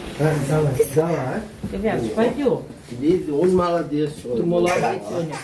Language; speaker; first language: Russian; non-native, learner; Bangla